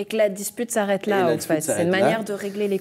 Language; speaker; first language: French; native; French